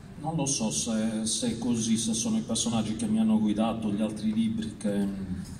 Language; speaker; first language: Italian; native; Italian